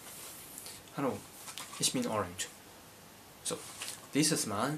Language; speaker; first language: German; non-native, learner; Cantonese